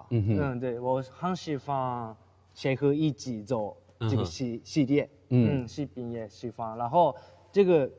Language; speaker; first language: Chinese; non-native, learner; Japanese